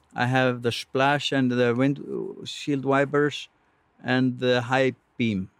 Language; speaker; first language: English; non-native, fluent; Icelandic